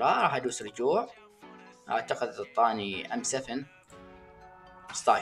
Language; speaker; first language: Arabic; native; Arabic